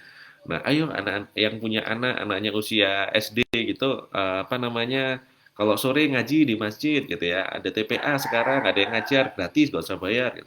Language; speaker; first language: Indonesian; native; Indonesian